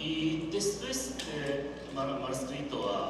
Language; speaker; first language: Spanish; non-native, learner; Japanese